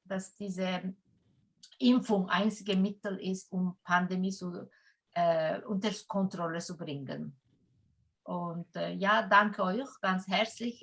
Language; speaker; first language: German; non-native, fluent; Turkish